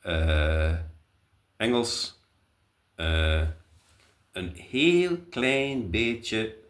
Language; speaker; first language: Dutch; non-native, fluent; English